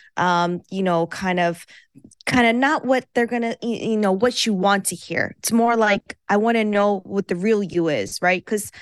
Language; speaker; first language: English; early bilingual, other home language; Persian